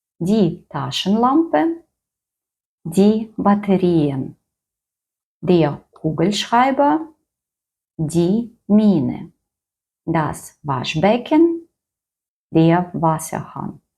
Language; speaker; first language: German; non-native, fluent; Ukrainian